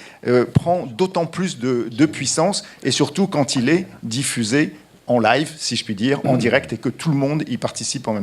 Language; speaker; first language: French; native; French